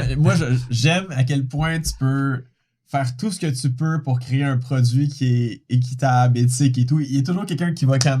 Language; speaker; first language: French; native; French